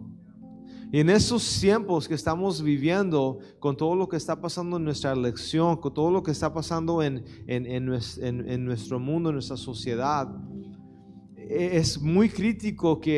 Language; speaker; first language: Spanish; early bilingual, heritage; Spanish